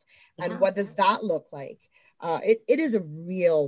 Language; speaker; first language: English; native; English